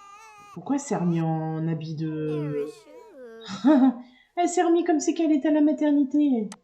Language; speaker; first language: French; native; French